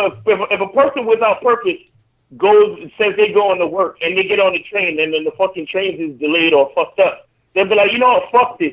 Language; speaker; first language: English; native; English